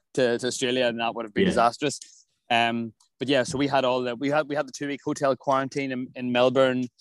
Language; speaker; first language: English; native; English